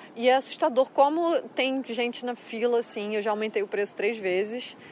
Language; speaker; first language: Portuguese; native; Portuguese